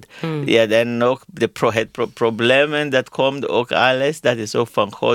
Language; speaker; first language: Dutch; non-native, learner; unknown